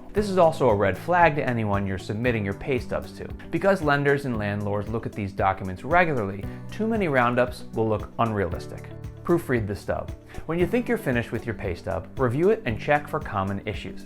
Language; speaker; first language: English; native; English